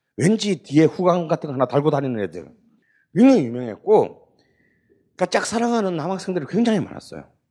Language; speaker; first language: Korean; native; Korean